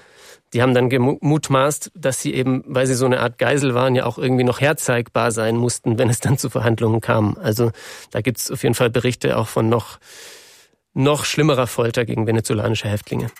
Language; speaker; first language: German; native; German